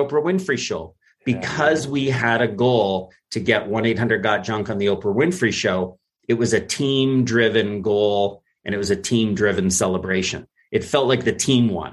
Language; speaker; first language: English; native; English